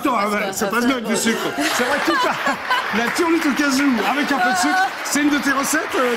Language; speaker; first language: French; native; French